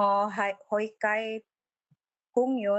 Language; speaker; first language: Chinese; non-native, learner; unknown